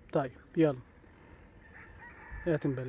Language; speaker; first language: Arabic; native; Arabic